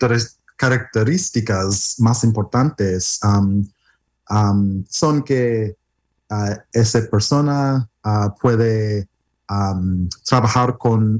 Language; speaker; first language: Spanish; non-native, learner; English